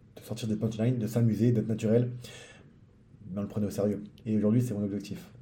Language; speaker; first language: French; native; French